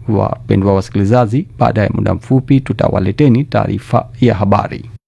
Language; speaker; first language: Swahili; non-native, fluent; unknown